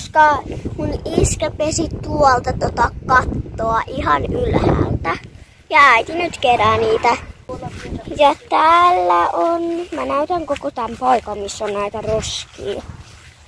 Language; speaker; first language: Finnish; early bilingual, other home language; Filipino